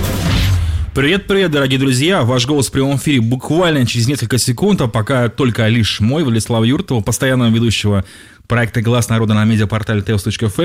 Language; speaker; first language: Russian; native; Russian